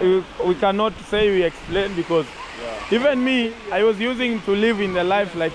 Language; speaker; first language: English; non-native, learner; Swahili